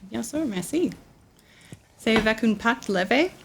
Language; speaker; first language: French; non-native, learner; English